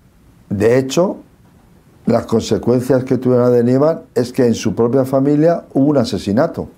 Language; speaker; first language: Spanish; native; Spanish